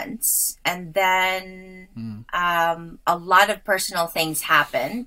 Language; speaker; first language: English; early bilingual, other home language; Filipino